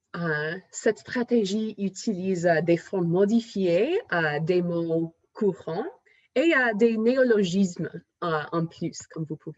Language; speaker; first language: French; non-native, fluent; English